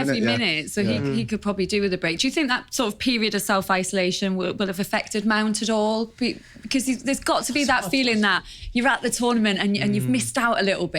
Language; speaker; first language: English; native; English